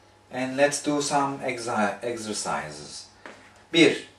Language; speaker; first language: English; non-native, fluent; Turkish